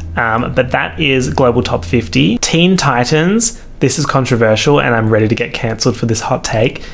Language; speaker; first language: English; native; English